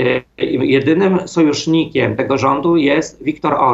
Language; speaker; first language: Polish; native; Polish